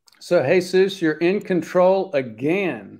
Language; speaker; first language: English; native; English